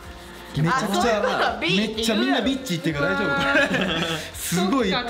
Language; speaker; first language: Japanese; native; Japanese